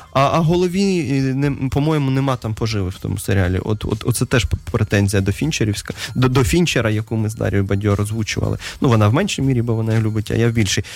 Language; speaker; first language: Ukrainian; native; Ukrainian